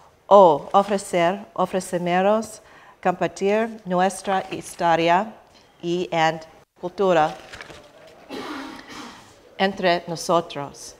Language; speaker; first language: Spanish; non-native, learner; English